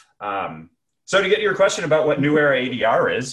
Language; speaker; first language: English; native; English